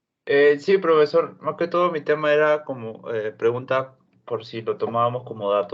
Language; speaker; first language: Spanish; native; Spanish